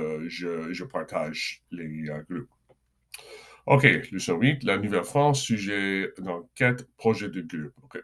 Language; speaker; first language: French; non-native, local second language; English